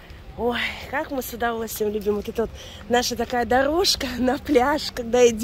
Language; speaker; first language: Russian; native; Russian